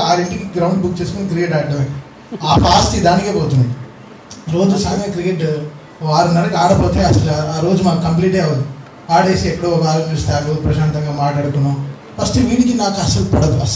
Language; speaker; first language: Telugu; native; Telugu